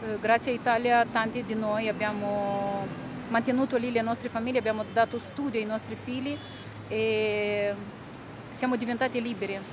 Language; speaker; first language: Italian; non-native, fluent; Romanian